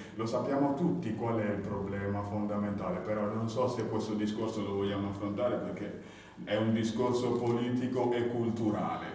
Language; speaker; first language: Italian; early bilingual, other home language; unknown